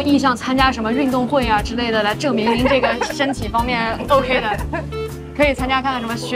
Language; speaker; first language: Chinese; native; Chinese